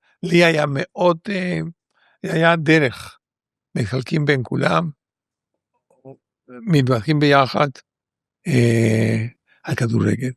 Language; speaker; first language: Hebrew; non-native, fluent; Spanish